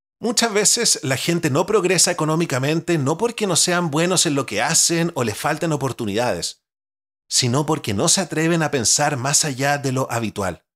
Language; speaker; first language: Spanish; native; Spanish